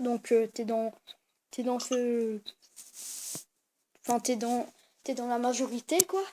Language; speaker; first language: French; native; French